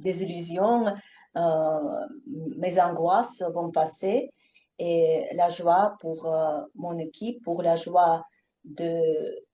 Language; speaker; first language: French; non-native, fluent; Russian